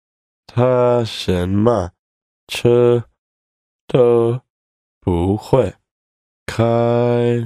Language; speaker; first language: Chinese; non-native, learner; English